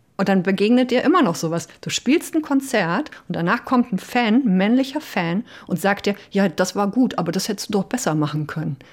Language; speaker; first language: German; early bilingual, other home language; Polish